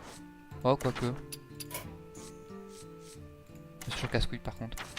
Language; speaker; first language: French; native; French